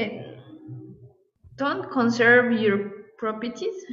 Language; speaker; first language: English; non-native, learner; Spanish